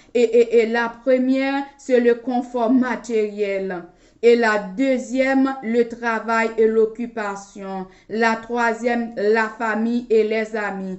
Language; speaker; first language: French; non-native, local second language; Haitian Creole